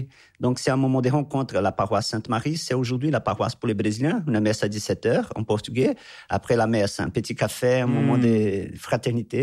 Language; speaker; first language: French; non-native, fluent; Portuguese